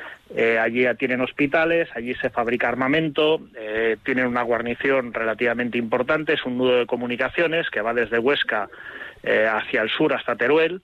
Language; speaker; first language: Spanish; native; Spanish